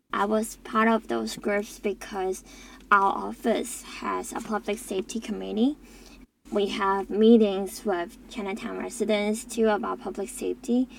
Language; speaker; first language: English; non-native, local second language; Cantonese